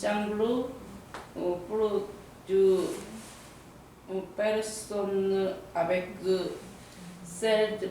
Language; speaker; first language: French; non-native, learner; Korean